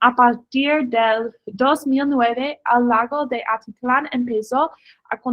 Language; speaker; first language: Spanish; non-native, fluent; English